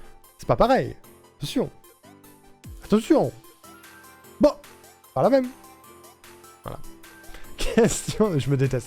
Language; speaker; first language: French; native; French